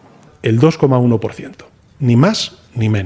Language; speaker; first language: Spanish; native; Spanish